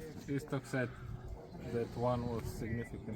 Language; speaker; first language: English; non-native, fluent; Slovenian